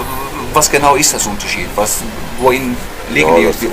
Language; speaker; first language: German; non-native, learner; English